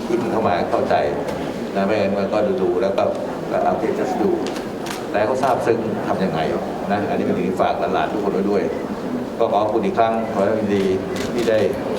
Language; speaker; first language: Thai; native; Thai